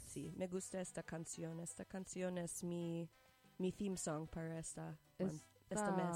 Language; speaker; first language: Spanish; non-native, learner; English